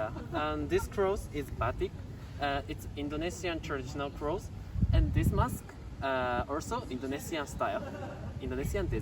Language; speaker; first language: English; non-native, fluent; Japanese